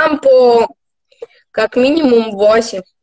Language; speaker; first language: Russian; non-native, local second language; Ukrainian